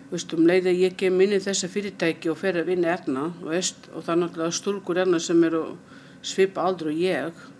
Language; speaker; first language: Icelandic; non-native, fluent; Portuguese